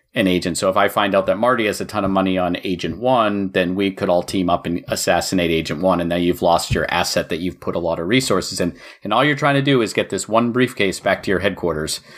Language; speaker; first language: English; native; English